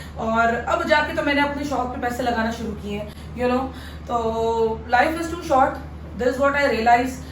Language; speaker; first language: Urdu; native; Urdu